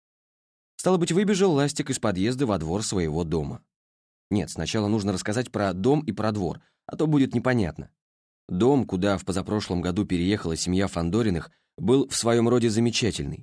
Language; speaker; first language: Russian; native; Russian